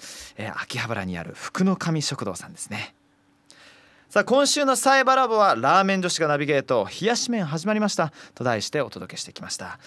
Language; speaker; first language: Japanese; native; Japanese